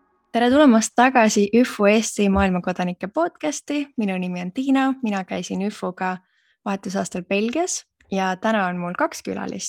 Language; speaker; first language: Estonian; native; Estonian